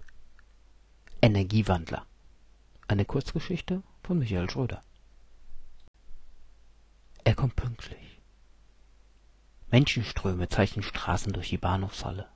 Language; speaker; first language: German; native; German